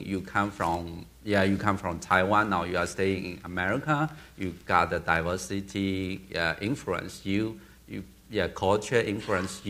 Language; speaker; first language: English; non-native, learner; Chinese